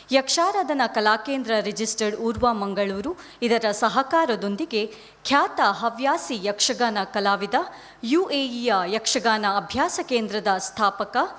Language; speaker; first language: Kannada; native; Kannada